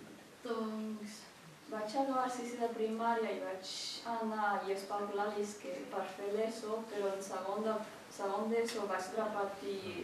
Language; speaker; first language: Catalan; early bilingual, other home language; Chinese